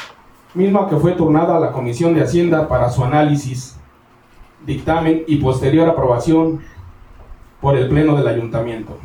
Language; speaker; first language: Spanish; native; Spanish